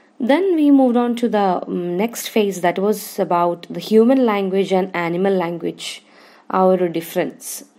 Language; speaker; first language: English; non-native, local second language; Malayalam